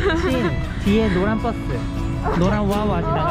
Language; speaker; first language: Korean; native; Korean